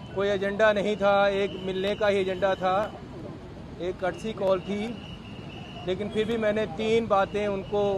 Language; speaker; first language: Hindi; non-native, local second language; Punjabi